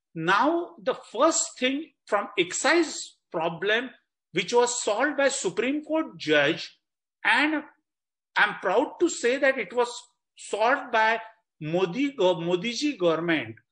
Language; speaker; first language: English; non-native, local second language; Marathi